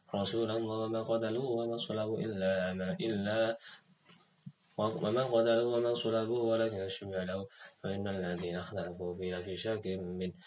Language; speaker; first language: Arabic; non-native, learner; Indonesian